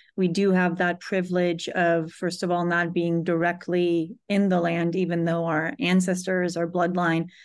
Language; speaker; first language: English; early bilingual, other home language; Hebrew